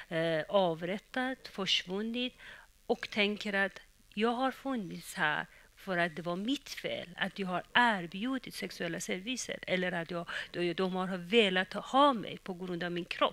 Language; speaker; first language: Swedish; non-native, fluent; Persian